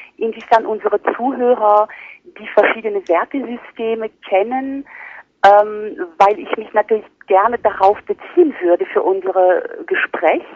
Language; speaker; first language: German; non-native, fluent; French